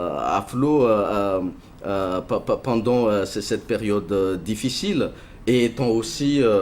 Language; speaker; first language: French; non-native, local second language; Malagasy